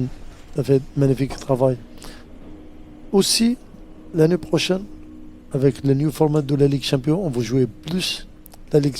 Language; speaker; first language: French; non-native, fluent; Arabic